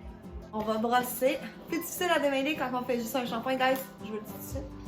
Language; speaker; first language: French; native; French